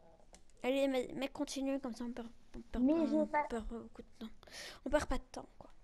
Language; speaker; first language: French; native; French